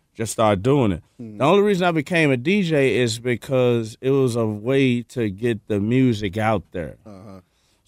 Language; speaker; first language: English; native; English